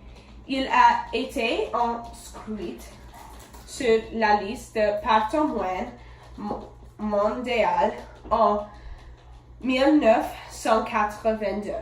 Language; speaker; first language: French; non-native, learner; English